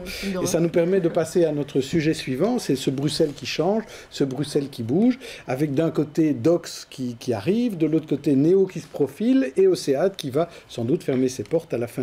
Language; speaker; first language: French; native; French